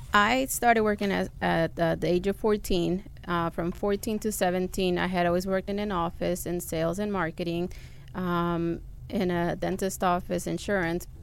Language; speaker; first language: English; early bilingual, other home language; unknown